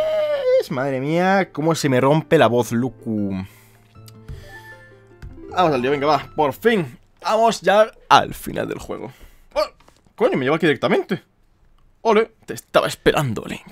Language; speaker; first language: Spanish; native; Spanish